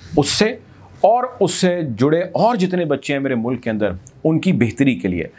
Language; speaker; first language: Urdu; native; Urdu